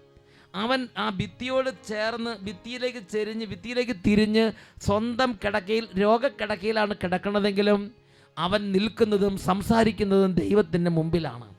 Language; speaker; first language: Malayalam; native; Malayalam